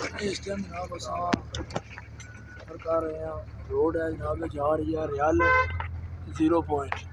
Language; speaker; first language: Urdu; non-native, local second language; Pahari-Potwari